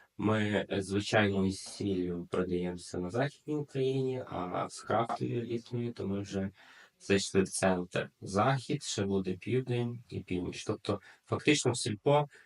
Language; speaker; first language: Ukrainian; native; Ukrainian